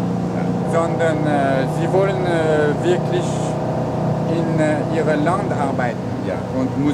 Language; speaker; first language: German; non-native, learner; French